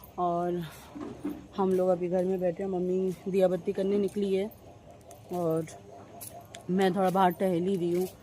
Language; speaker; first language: Hindi; non-native, local second language; Bangla